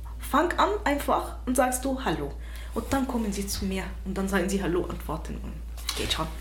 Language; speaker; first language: German; non-native, fluent; Arabic